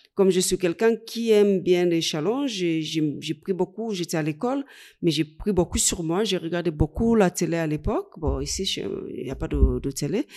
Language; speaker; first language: French; non-native, fluent; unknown